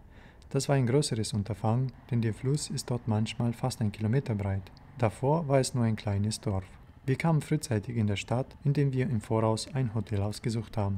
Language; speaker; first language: German; native; German